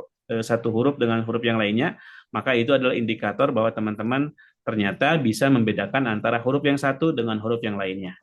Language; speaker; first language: Indonesian; native; Indonesian